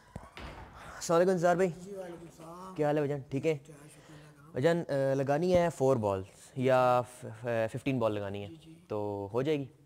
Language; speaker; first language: Urdu; non-native, local second language; Punjabi